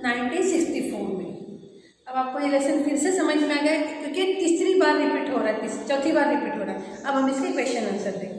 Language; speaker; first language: Hindi; non-native, local second language; Marathi